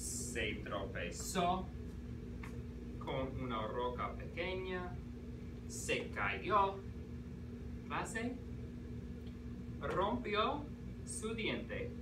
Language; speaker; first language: Spanish; non-native, fluent; English